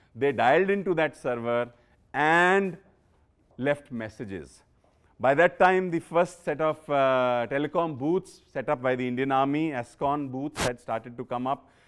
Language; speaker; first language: English; non-native, local second language; Punjabi